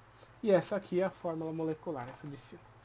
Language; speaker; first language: Portuguese; native; Portuguese